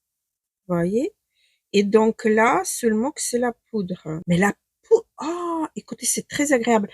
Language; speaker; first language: French; non-native, fluent; Ukrainian